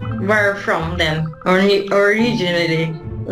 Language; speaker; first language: English; non-native, learner; Portuguese